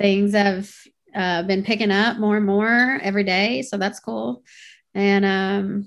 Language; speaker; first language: English; native; English